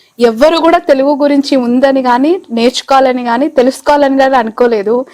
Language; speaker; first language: Telugu; native; Telugu